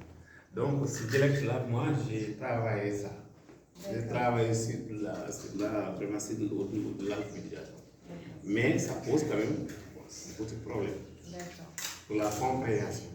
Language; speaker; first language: French; non-native, local second language; Fula